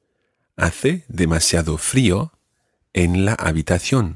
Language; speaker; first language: Spanish; non-native, fluent; English